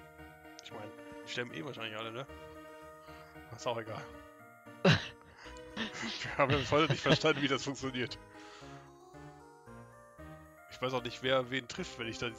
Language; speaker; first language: German; native; German